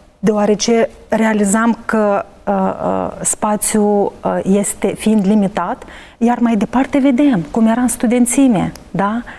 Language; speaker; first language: Romanian; early bilingual, heritage; Romanian